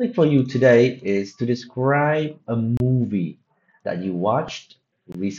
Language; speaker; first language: English; non-native, fluent; Vietnamese